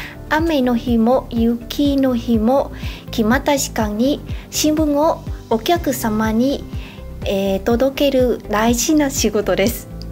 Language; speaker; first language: Japanese; non-native, fluent; Vietnamese